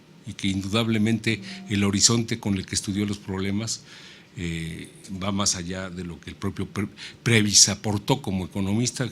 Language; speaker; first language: Spanish; native; Spanish